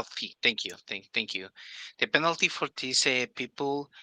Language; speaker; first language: English; non-native, learner; Spanish